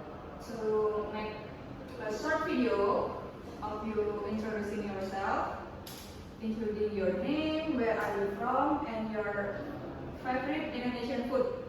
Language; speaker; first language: English; non-native, learner; Indonesian